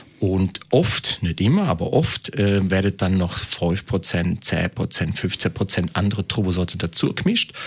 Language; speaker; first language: German; native; German